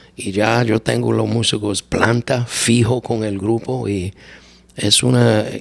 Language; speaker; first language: Spanish; non-native, learner; English